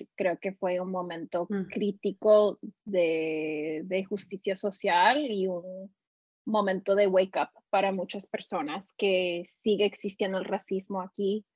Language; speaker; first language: Spanish; early bilingual, heritage; Spanish